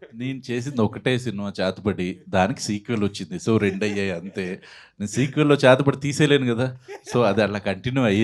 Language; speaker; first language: Telugu; native; Telugu